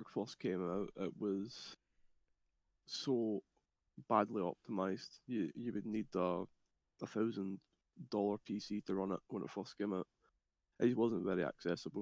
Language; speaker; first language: English; native; English